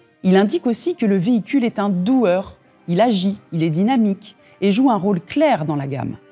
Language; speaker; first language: French; native; French